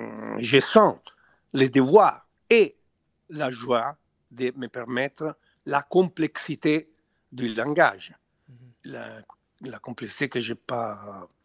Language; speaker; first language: French; non-native, fluent; Italian